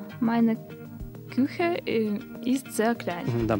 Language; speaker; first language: German; non-native, learner; Russian